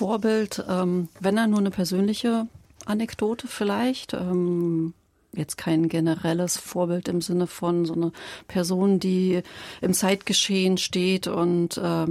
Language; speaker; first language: German; native; German